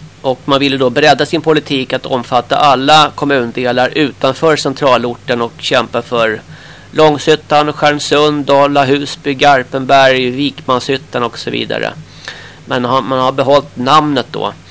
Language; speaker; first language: Swedish; native; Swedish